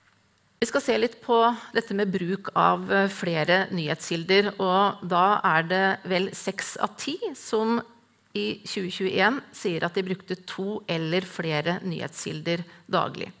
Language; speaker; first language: Norwegian; native; Norwegian